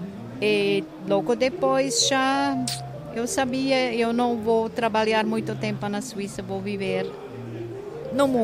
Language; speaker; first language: Portuguese; non-native, fluent; German